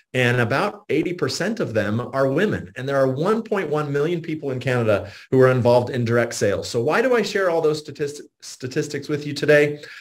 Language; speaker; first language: English; native; English